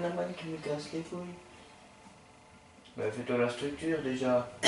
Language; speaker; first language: French; native; French